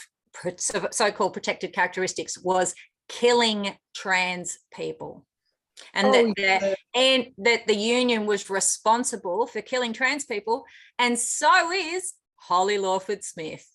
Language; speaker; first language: English; native; English